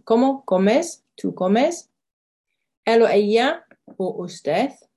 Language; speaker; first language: Spanish; non-native, fluent; English